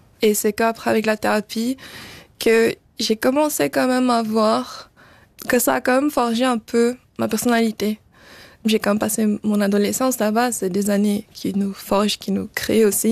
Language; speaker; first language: French; early bilingual, other home language; Portuguese